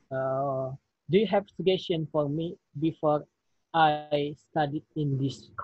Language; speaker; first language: English; non-native, learner; Indonesian